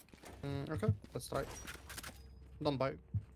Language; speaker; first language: English; non-native, learner; Russian